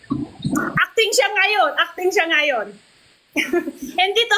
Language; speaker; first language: Filipino; non-native, learner; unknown